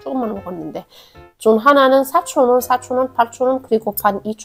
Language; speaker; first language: Korean; non-native, fluent; Arabic